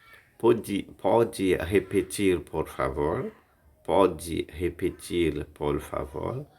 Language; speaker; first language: Portuguese; non-native, learner; Haitian Creole